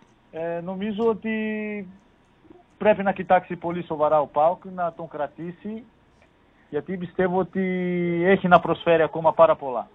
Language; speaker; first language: Greek; non-native, fluent; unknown